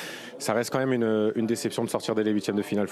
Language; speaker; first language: French; native; French